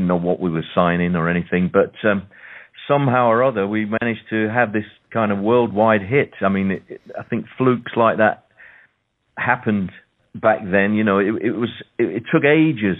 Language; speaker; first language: English; native; English